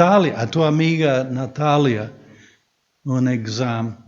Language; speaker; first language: Portuguese; non-native, fluent; English